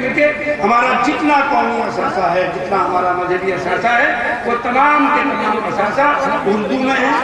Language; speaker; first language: Hindi; native; Hindi